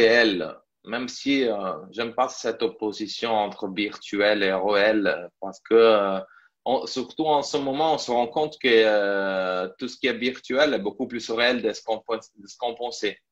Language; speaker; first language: French; non-native, fluent; Italian